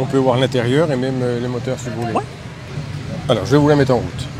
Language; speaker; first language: French; native; French